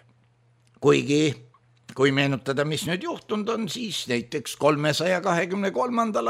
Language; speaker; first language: Estonian; native; Estonian